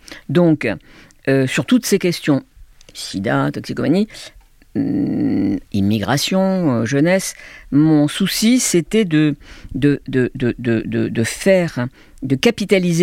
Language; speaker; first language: French; native; French